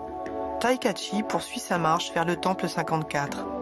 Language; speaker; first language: French; native; French